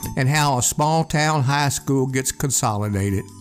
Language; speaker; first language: English; native; English